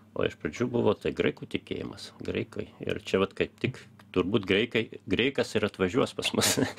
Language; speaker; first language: Lithuanian; early bilingual, heritage; Lithuanian